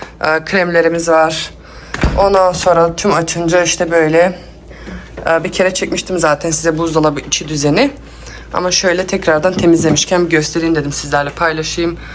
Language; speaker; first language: Turkish; early bilingual, heritage; Turkish